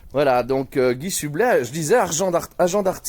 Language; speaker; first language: French; native; French